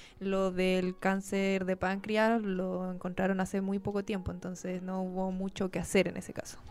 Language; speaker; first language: Spanish; native; Spanish